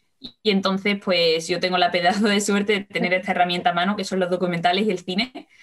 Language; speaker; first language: Spanish; native; Spanish